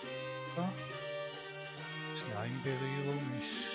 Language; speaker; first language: German; native; German